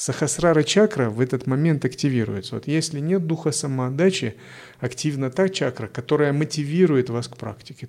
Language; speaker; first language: Russian; native; Russian